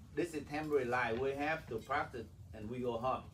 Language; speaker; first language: English; non-native, learner; Vietnamese